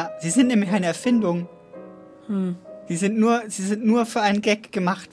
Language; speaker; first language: German; native; German